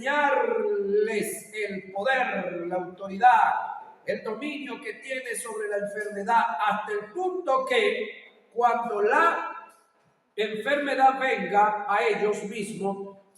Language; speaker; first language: Spanish; native; Spanish